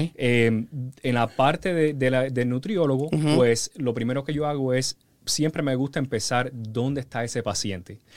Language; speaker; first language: Spanish; early bilingual, heritage; Spanish